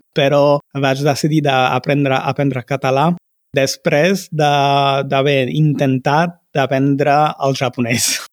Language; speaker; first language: Catalan; non-native, fluent; Italian